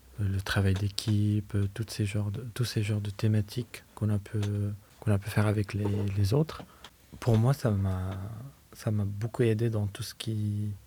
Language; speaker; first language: French; non-native, fluent; Arabic